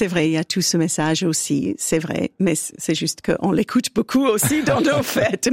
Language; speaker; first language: French; non-native, fluent; English